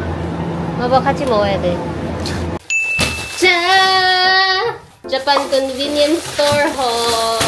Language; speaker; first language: Korean; non-native, learner; Filipino